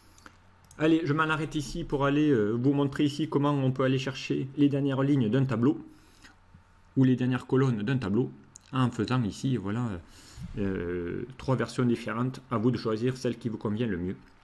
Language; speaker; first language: French; native; French